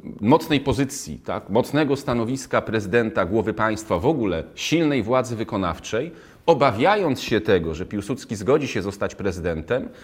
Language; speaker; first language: Polish; native; Polish